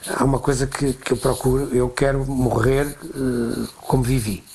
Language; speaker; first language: Portuguese; native; Portuguese